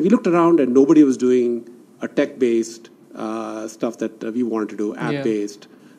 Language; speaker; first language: English; non-native, local second language; Kannada